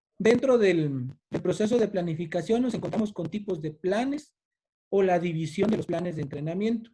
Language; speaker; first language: Spanish; native; Spanish